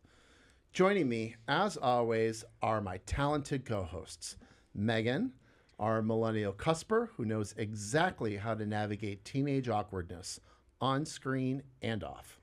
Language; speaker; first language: English; native; English